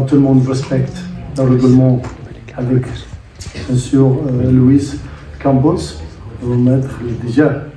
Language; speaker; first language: French; non-native, learner; Arabic